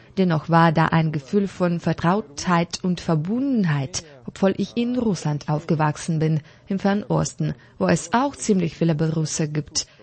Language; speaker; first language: German; non-native, fluent; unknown